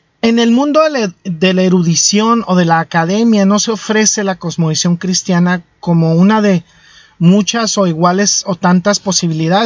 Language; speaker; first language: Spanish; native; Spanish